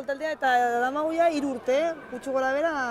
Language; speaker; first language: Basque; non-native, learner; Spanish